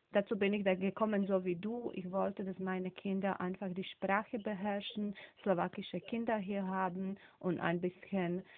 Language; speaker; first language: German; non-native, fluent; Slovak